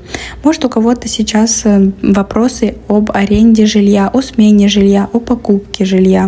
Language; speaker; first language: Russian; native; Russian